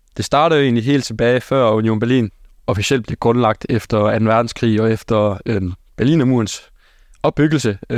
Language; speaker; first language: Danish; early bilingual, other home language; German